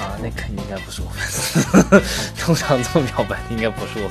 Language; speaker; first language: Chinese; native; Chinese